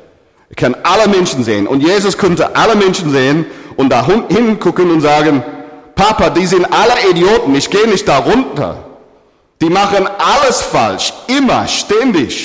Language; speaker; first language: German; non-native, fluent; English